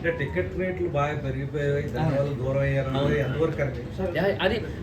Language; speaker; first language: Telugu; native; Telugu